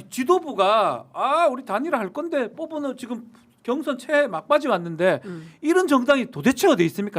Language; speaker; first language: Korean; native; Korean